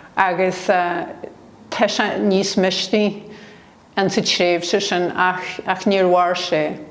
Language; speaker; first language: Irish; native; Irish